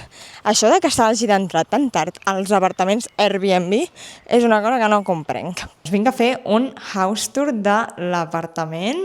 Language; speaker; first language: Catalan; native; Catalan